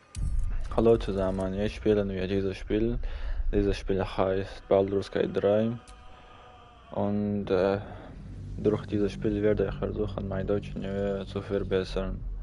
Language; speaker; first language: German; non-native, learner; Russian